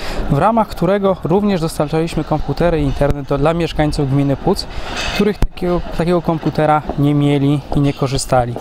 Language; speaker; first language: Polish; native; Polish